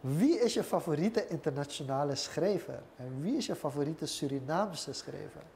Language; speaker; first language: Dutch; native; Dutch